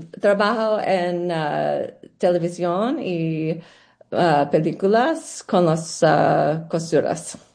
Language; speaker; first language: Spanish; non-native, learner; English